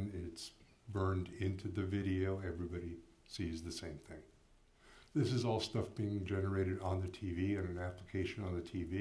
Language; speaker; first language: English; native; English